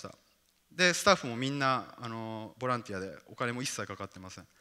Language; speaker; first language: Japanese; native; Japanese